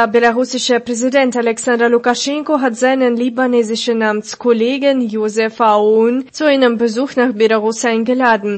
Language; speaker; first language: German; non-native, fluent; Russian